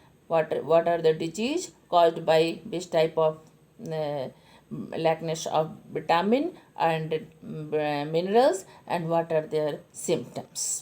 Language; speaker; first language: English; non-native, local second language; Hindi